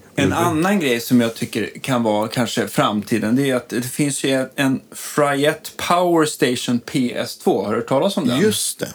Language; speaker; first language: Swedish; native; Swedish